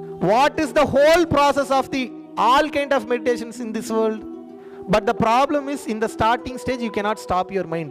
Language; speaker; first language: English; non-native, local second language; Tamil